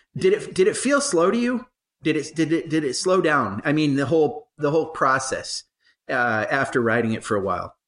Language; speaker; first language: English; native; English